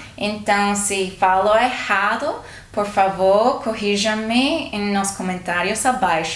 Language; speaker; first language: Portuguese; non-native, learner; English